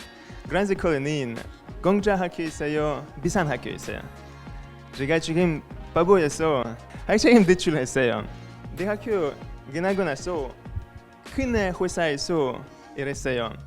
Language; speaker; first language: Korean; non-native, learner; French